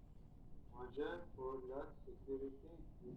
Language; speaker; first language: French; non-native, learner; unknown